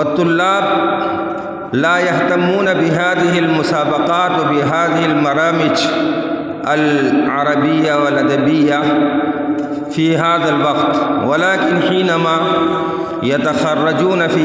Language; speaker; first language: Arabic; non-native, fluent; Urdu